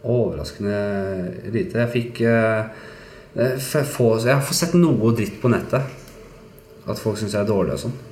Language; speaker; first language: Norwegian; native; Norwegian